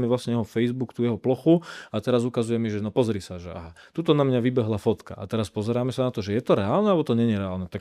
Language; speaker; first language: Slovak; native; Slovak